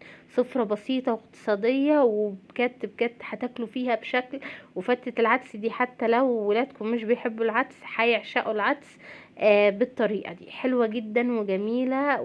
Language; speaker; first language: Arabic; native; Arabic